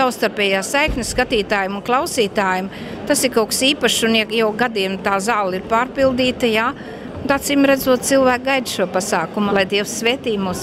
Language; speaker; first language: Latvian; native; Latvian